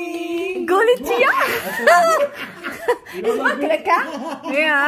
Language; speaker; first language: Dutch; non-native, learner; Arabic